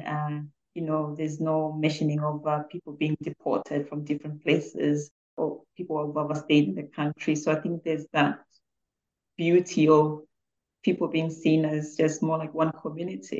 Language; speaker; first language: English; non-native, local second language; Bemba